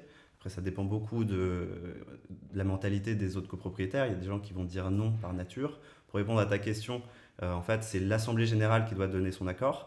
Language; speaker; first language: French; native; French